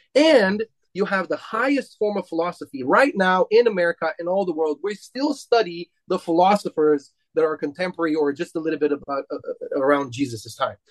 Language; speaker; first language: English; non-native, fluent; Romanian